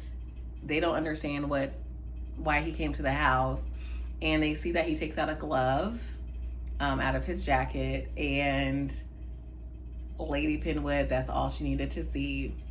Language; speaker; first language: English; native; English